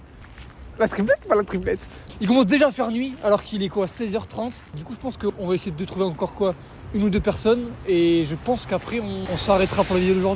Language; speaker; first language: French; native; French